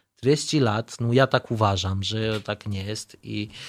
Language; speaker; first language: Polish; non-native, learner; Georgian